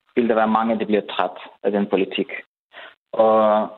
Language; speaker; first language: Danish; non-native, fluent; Ukrainian